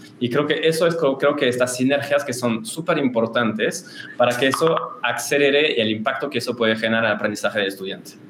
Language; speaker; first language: Spanish; non-native, fluent; French